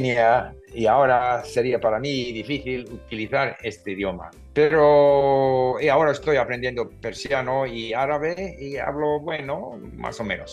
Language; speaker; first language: Spanish; non-native, fluent; English